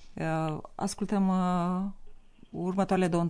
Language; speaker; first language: Romanian; native; Romanian